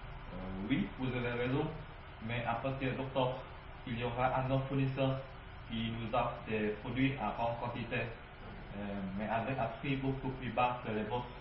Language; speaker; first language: French; non-native, learner; Vietnamese